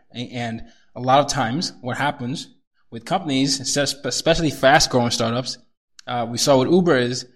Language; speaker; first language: English; non-native, local second language; Yoruba